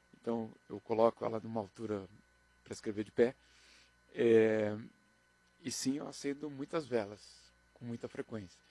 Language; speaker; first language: Portuguese; native; Portuguese